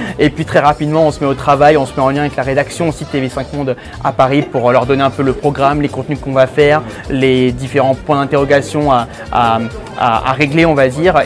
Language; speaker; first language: French; native; French